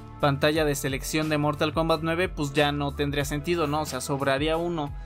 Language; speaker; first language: Spanish; native; Spanish